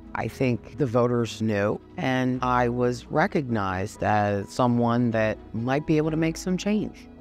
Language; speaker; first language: English; native; English